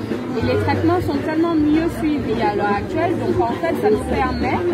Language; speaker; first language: French; native; French